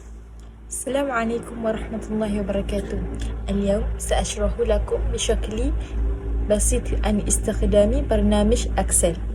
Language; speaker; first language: Arabic; non-native, learner; Malay